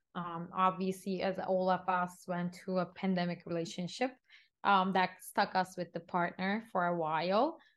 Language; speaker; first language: English; non-native, fluent; Turkish